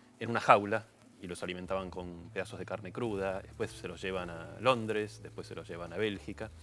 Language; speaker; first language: Spanish; native; Spanish